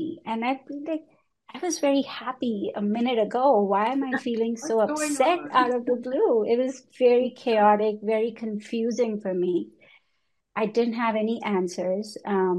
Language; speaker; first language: English; non-native, local second language; Hindi